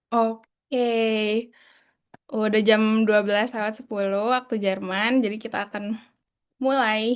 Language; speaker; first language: Indonesian; native; Indonesian